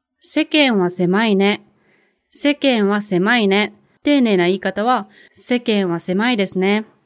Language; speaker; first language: Japanese; native; Japanese